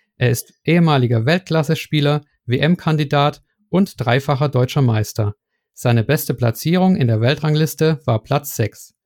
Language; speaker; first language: German; native; German